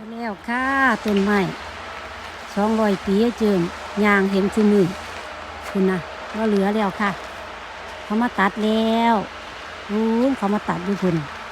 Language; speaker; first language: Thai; non-native, local second language; Northeastern Thai